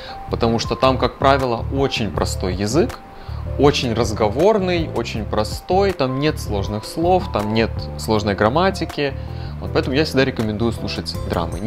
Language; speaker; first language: Russian; native; Russian